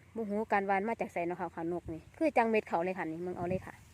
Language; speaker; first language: Thai; native; Thai